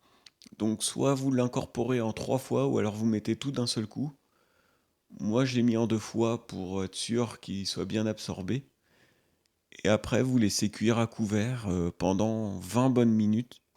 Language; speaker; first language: French; native; French